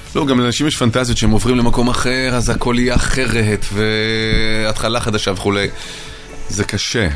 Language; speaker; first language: Hebrew; native; Hebrew